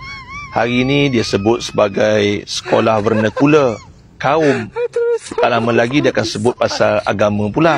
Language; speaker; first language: Malay; native; Malay